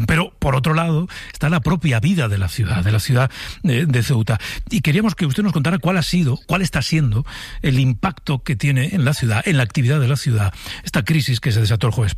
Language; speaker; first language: Spanish; native; Spanish